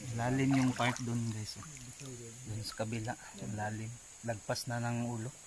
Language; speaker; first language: Filipino; non-native, local second language; Cebuano